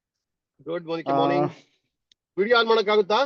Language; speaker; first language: Kannada; native; Kannada